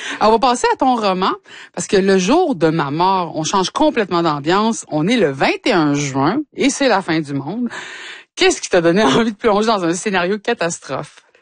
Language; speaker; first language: French; native; French